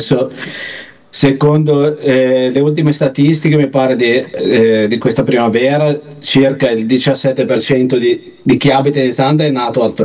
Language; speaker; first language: Italian; native; Italian